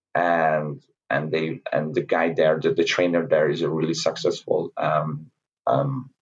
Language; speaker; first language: English; non-native, fluent; Hungarian